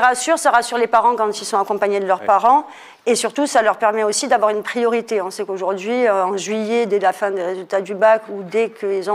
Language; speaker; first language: French; native; French